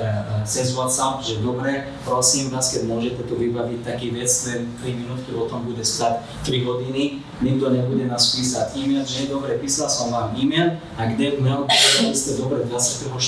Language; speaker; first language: Slovak; non-native, fluent; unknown